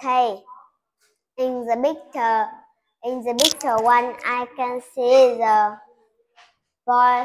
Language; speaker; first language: English; non-native, learner; Vietnamese